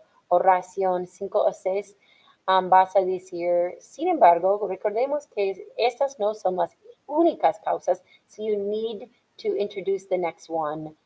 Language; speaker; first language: Spanish; non-native, fluent; English